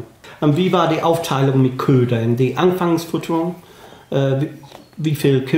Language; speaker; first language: German; non-native, fluent; English